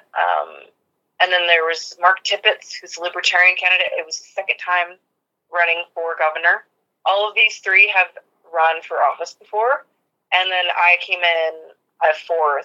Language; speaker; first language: English; native; English